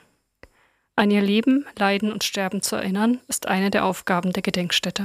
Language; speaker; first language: German; native; German